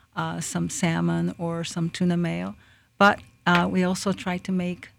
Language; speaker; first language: English; early bilingual, other home language; Portuguese